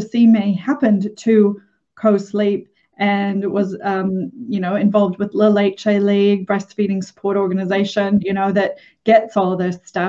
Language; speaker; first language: English; native; English